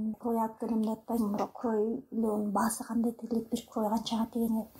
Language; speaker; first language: Kyrgyz; native; Kyrgyz